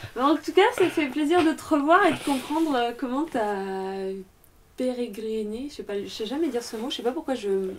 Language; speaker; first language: French; native; French